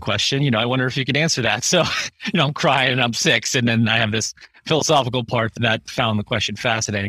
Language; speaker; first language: English; native; English